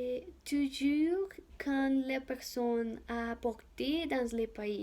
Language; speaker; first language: French; non-native, learner; Spanish